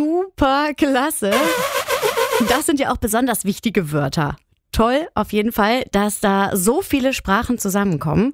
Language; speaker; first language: German; native; German